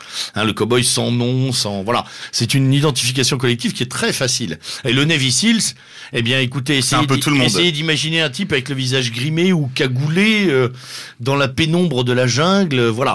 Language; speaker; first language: French; native; French